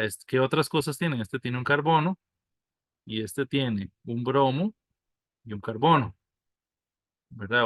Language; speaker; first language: Spanish; native; Spanish